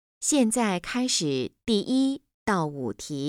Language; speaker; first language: Chinese; native; Chinese